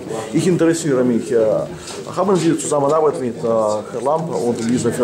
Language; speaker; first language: German; non-native, learner; Russian